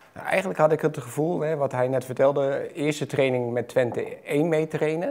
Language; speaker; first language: Dutch; native; Dutch